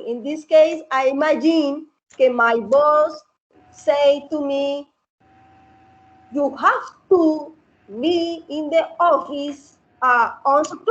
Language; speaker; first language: English; non-native, learner; Spanish